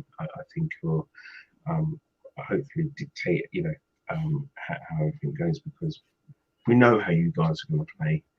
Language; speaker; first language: English; native; English